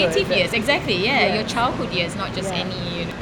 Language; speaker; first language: English; non-native, local second language; Malay